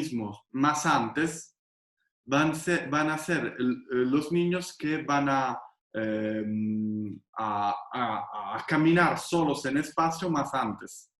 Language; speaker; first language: Spanish; non-native, fluent; Italian